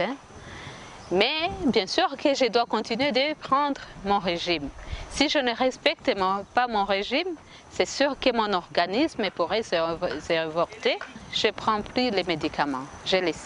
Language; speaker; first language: French; non-native, local second language; Kinyarwanda